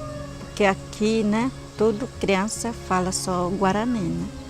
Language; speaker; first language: Portuguese; non-native, local second language; Guarani